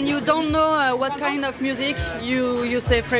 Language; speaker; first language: English; non-native, learner; French